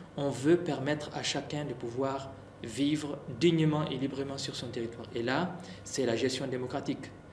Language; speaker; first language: French; non-native, local second language; Tamasheq